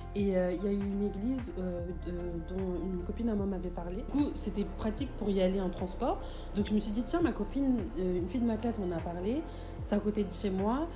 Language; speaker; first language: French; native; French